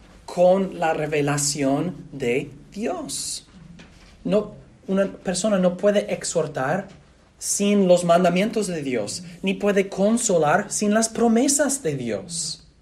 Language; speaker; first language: Spanish; non-native, fluent; English